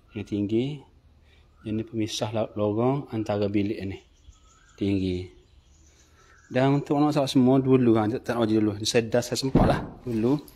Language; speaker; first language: Malay; native; Malay